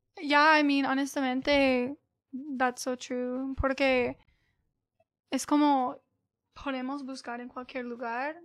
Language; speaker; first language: Spanish; early bilingual, heritage; English